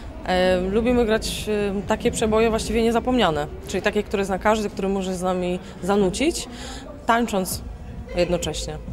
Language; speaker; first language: Polish; native; Polish